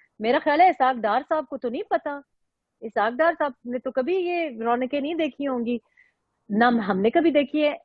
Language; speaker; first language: Urdu; non-native, local second language; Pashto